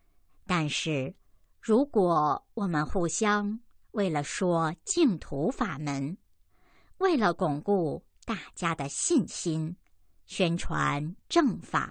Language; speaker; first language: Chinese; native; Chinese